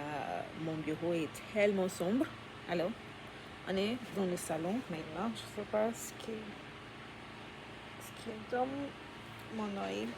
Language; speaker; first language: French; non-native, learner; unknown